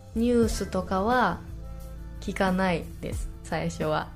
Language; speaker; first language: Japanese; native; Japanese